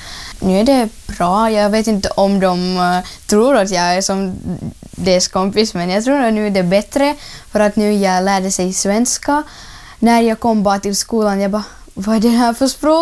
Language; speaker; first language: Swedish; non-native, learner; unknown